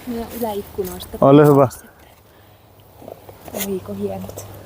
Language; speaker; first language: Finnish; native; Finnish